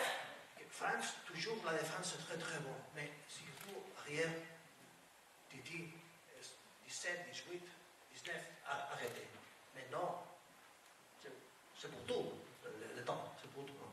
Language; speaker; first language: French; non-native, learner; Spanish